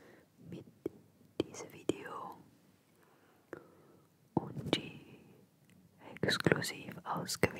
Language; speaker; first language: German; non-native, fluent; French